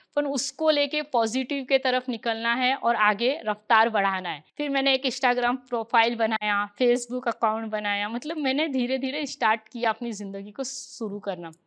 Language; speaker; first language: Hindi; native; Hindi